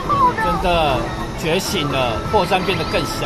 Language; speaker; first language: Chinese; native; Chinese